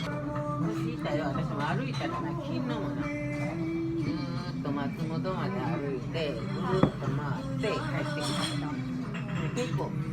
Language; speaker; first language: Japanese; native; Japanese